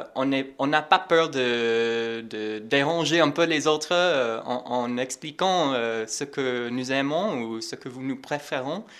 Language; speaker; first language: French; non-native, fluent; English